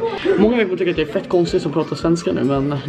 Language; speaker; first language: Swedish; native; Swedish